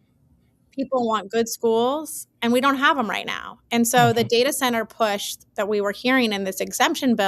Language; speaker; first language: English; native; English